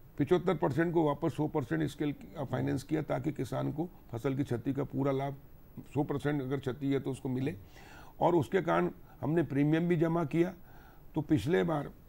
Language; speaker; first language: Hindi; native; Hindi